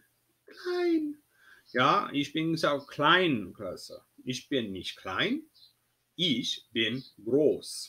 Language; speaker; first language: German; non-native, fluent; English